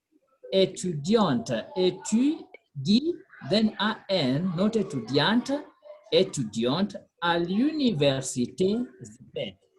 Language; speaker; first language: French; non-native, fluent; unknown